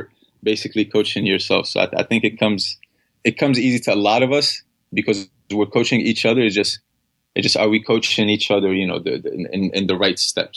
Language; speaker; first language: English; non-native, fluent; Arabic